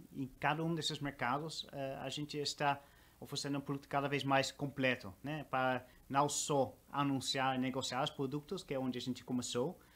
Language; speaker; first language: Portuguese; non-native, fluent; Dutch